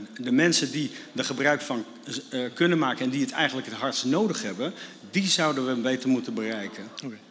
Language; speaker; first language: Dutch; native; Dutch